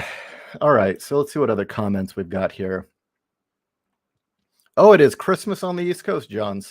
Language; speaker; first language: English; native; English